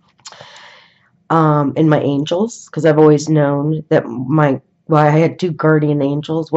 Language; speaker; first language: English; native; English